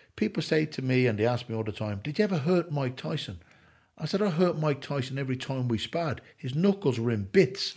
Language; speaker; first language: English; native; English